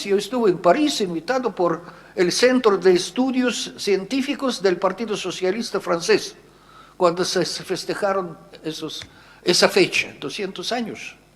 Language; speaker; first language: Spanish; non-native, fluent; Russian